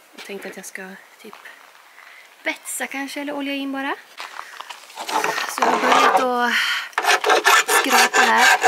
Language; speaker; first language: Swedish; native; Swedish